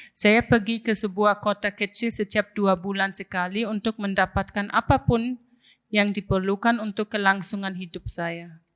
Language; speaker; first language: Indonesian; non-native, fluent; German